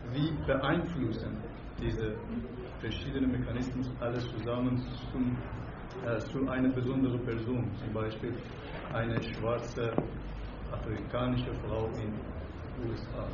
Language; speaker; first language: German; non-native, fluent; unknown